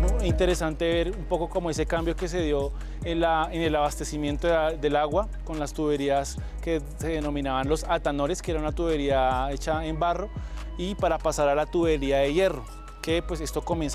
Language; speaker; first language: Spanish; native; Spanish